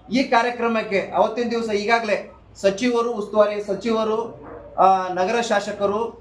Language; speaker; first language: Kannada; non-native, local second language; Lambadi